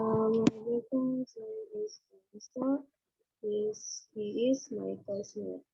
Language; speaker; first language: English; non-native, learner; Indonesian